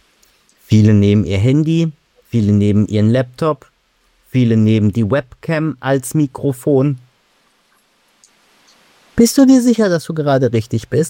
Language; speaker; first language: German; native; German